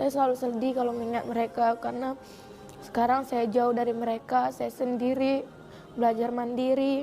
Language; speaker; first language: Indonesian; native; Indonesian